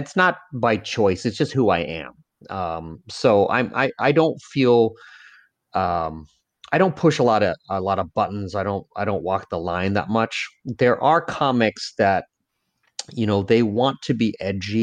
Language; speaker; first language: English; early bilingual, other home language; Lao